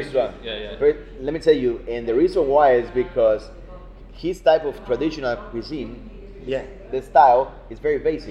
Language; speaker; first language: English; non-native, fluent; Italian